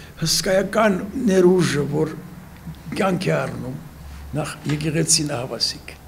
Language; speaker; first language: Armenian; native; Armenian